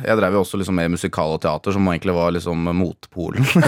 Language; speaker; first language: Norwegian; native; Norwegian